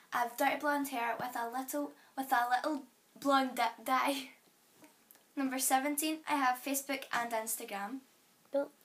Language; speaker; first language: English; native; English